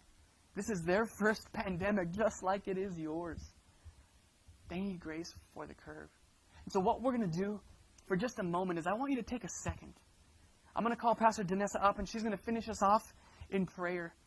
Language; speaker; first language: English; native; English